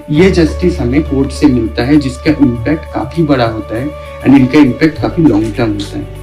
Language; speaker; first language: Hindi; non-native, local second language; Telugu